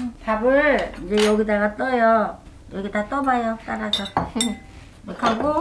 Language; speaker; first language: Korean; native; Korean